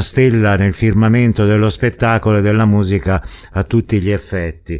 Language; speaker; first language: Italian; native; Italian